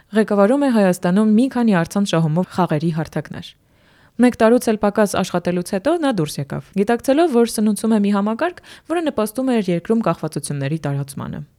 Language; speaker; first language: Armenian; native; Armenian